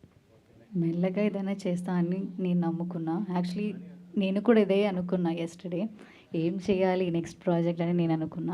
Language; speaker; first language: Telugu; non-native, local second language; Malayalam